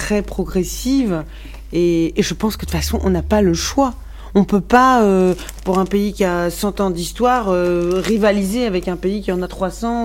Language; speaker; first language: French; non-native, local second language; Arabic